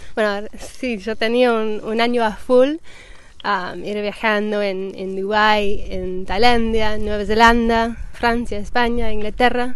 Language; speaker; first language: Spanish; non-native, fluent; English